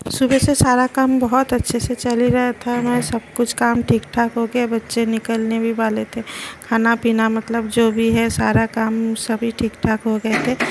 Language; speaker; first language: Hindi; non-native, local second language; Bangla